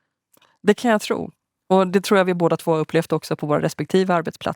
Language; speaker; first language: Swedish; native; Swedish